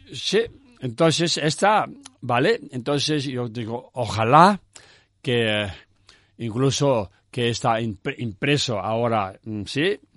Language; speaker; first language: Spanish; non-native, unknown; Tibetan